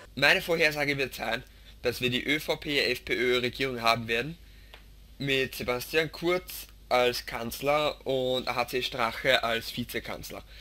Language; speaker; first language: German; native; German